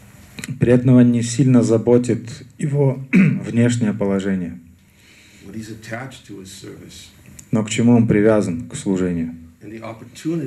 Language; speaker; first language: Russian; native; Russian